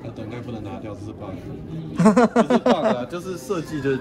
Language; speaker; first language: Chinese; native; Chinese